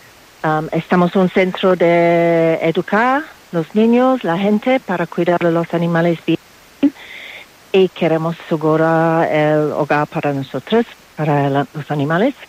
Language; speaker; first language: Spanish; non-native, learner; English